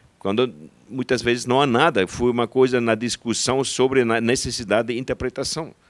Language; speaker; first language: Portuguese; non-native, fluent; German